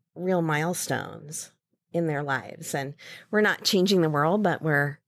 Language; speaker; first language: English; native; English